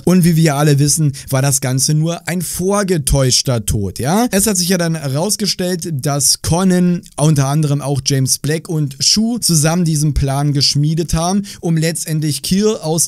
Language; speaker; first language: German; native; German